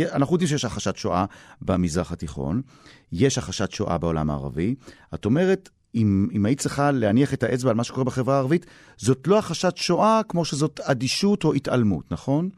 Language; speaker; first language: Hebrew; native; Hebrew